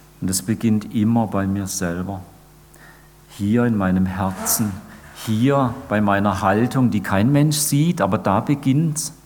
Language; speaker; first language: German; native; German